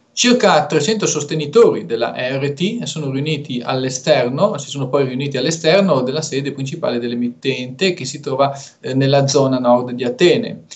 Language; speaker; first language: Italian; native; Italian